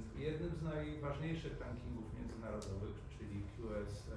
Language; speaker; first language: Polish; native; Polish